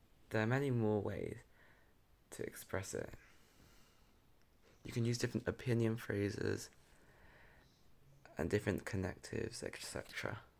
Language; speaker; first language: English; native; English